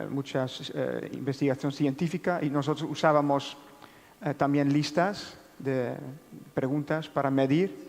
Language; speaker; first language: Spanish; non-native, fluent; Dutch